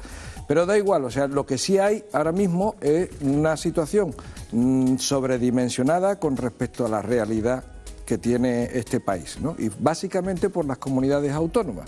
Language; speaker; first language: Spanish; native; Spanish